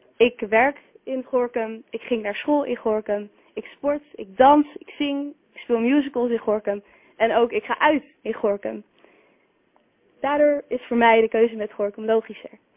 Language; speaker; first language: Dutch; native; Dutch